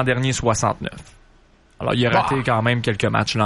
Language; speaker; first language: French; native; French